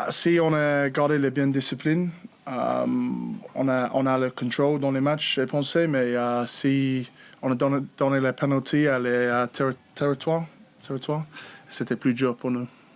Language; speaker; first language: French; non-native, learner; English